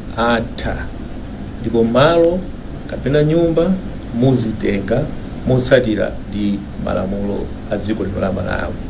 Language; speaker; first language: Nyanja; native; Nyanja